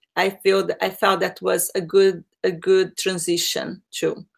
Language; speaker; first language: English; non-native, fluent; Portuguese